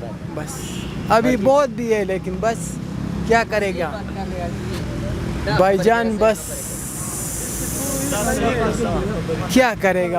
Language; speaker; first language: Hindi; non-native, local second language; Pashto